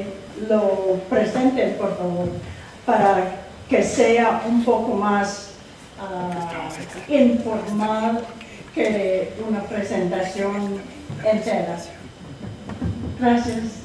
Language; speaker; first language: Spanish; non-native, fluent; English